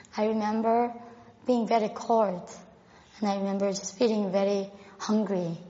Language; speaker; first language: English; non-native, fluent; Korean